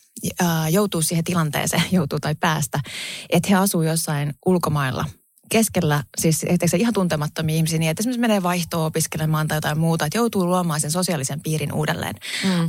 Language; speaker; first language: Finnish; native; Finnish